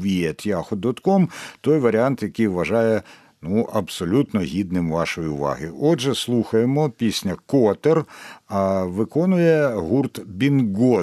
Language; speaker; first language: Ukrainian; native; Ukrainian